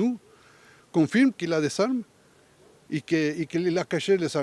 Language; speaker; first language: French; non-native, learner; Spanish